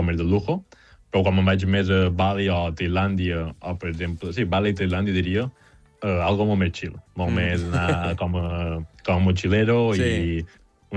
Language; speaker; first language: Catalan; native; Catalan